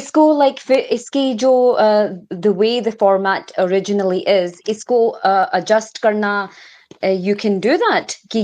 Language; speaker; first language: Urdu; early bilingual, heritage; Urdu